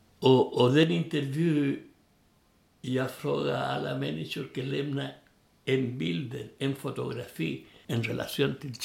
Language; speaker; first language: Swedish; non-native, learner; Spanish